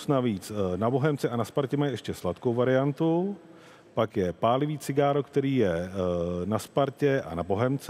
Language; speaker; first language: Czech; native; Czech